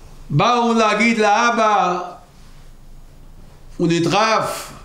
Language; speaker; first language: Hebrew; non-native, local second language; Yiddish